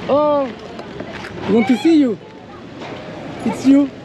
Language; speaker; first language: English; non-native, learner; French